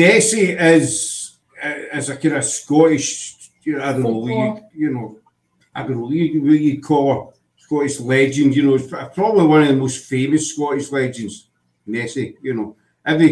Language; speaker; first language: English; native; English